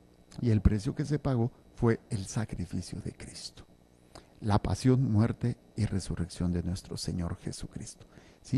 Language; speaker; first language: Spanish; native; Spanish